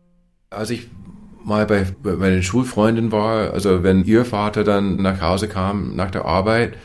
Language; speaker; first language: German; non-native, fluent; English